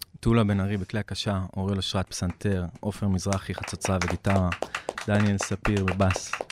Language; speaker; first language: Hebrew; early bilingual, other home language; English